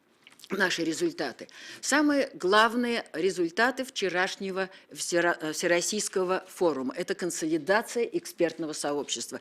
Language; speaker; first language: Russian; native; Russian